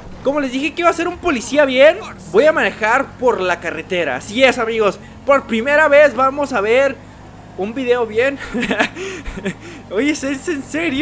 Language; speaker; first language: Spanish; native; Spanish